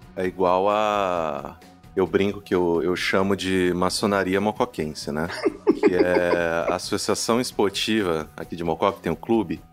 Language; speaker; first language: Portuguese; native; Portuguese